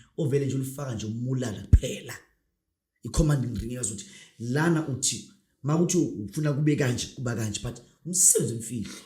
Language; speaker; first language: Zulu; non-native, local second language; Northern Sotho